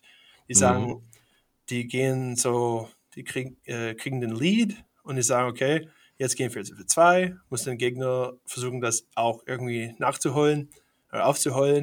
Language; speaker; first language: German; non-native, fluent; English